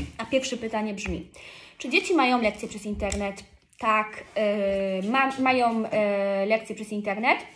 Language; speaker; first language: Polish; early bilingual, heritage; Polish